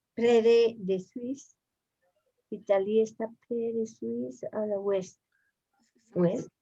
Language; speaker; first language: French; non-native, learner; Spanish